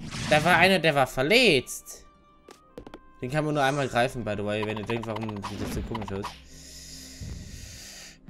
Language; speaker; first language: German; native; German